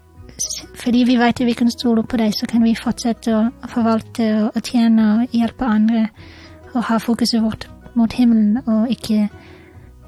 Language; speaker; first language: Norwegian; non-native, fluent; English